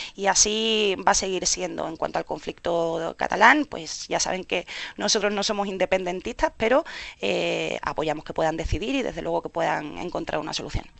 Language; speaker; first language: Spanish; native; Spanish